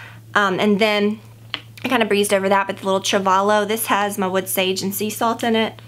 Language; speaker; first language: English; native; English